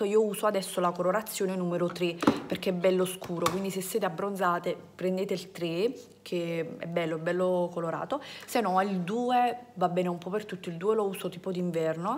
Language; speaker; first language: Italian; native; Italian